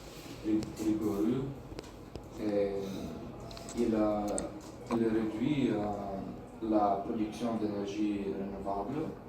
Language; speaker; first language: French; non-native, learner; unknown